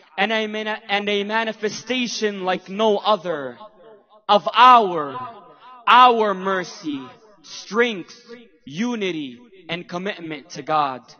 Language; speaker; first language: English; native; English